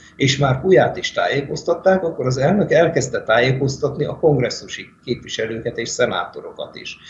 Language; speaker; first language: Hungarian; native; Hungarian